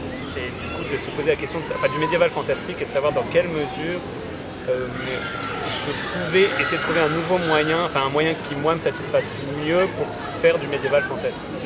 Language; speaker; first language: French; native; French